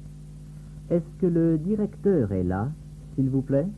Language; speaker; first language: French; non-native, fluent; English